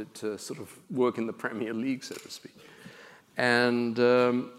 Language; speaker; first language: English; native; English